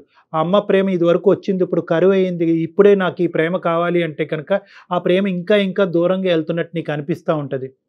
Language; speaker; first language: Telugu; native; Telugu